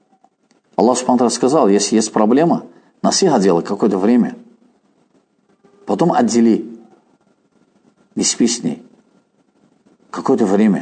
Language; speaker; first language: Russian; non-native, fluent; Azerbaijani